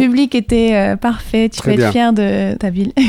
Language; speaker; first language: French; native; French